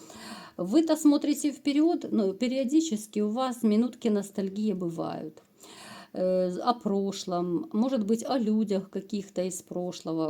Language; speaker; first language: Russian; native; Russian